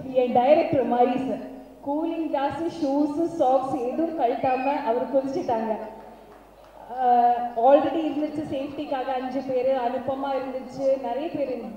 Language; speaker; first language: Tamil; non-native, learner; Malayalam